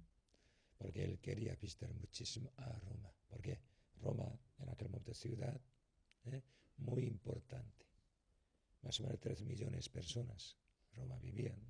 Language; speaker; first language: Spanish; non-native, learner; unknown